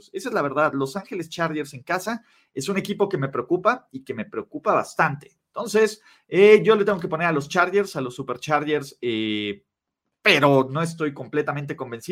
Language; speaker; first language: Spanish; native; Spanish